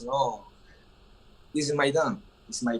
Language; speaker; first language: English; non-native, learner; Spanish